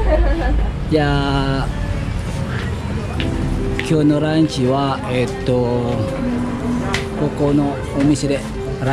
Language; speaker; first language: Japanese; non-native, fluent; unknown